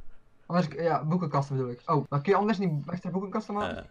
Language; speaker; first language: Dutch; native; Dutch